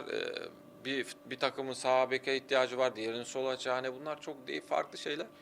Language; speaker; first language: Turkish; early bilingual, heritage; Turkish